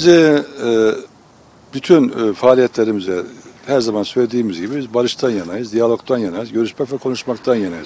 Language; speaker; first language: Turkish; native; Turkish